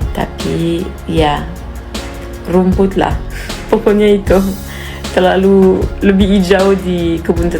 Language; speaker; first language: Indonesian; non-native, fluent; French